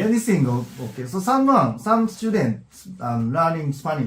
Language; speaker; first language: English; non-native, learner; Japanese